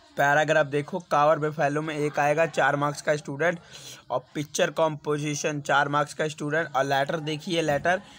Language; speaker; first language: Hindi; non-native, local second language; Punjabi